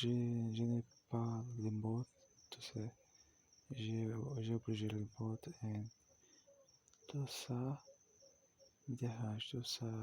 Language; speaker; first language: French; non-native, learner; Portuguese